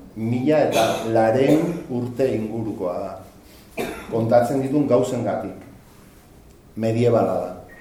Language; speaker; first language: Basque; non-native, local second language; Spanish